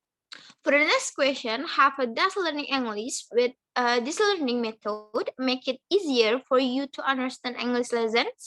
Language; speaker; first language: English; non-native, learner; Indonesian